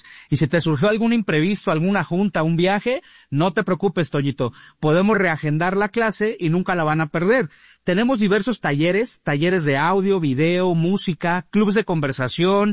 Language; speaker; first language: Spanish; native; Spanish